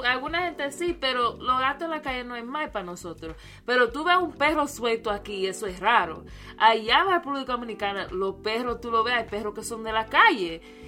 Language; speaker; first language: Spanish; early bilingual, other home language; English